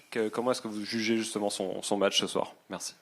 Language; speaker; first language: French; native; French